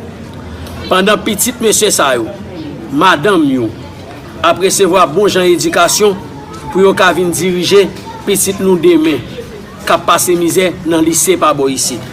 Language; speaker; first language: Haitian Creole; native; Haitian Creole